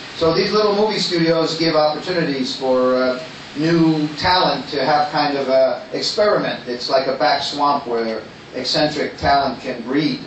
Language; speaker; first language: English; native; English